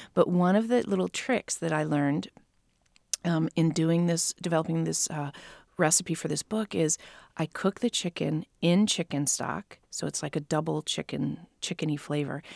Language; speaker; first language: English; native; English